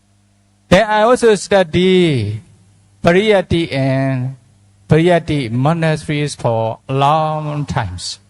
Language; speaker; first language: English; non-native, fluent; Burmese